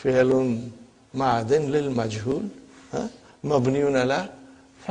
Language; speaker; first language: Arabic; non-native, fluent; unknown